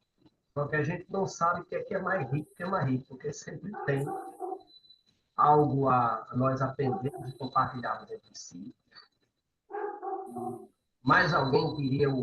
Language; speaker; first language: Portuguese; native; Portuguese